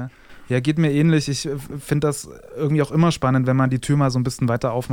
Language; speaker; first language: German; native; German